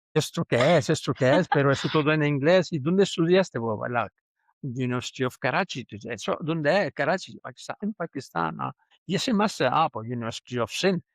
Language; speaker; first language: Spanish; non-native, fluent; Urdu